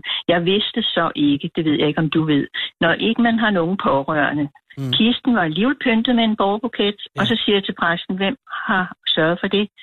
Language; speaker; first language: Danish; native; Danish